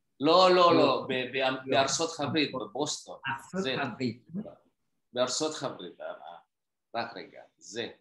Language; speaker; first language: Hebrew; non-native, learner; Indonesian